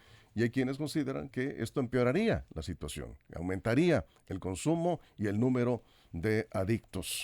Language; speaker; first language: Spanish; native; Spanish